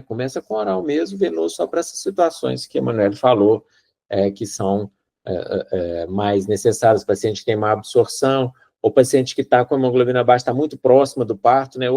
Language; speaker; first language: Portuguese; native; Portuguese